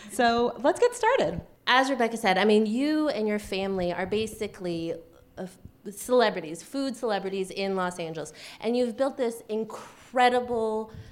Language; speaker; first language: English; native; English